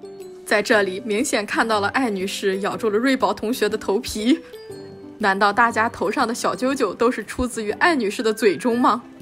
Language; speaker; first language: Chinese; native; Chinese